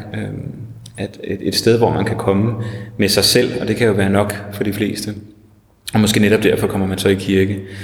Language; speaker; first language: Danish; native; Danish